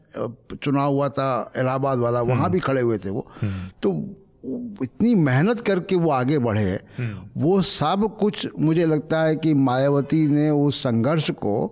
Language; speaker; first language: Hindi; native; Hindi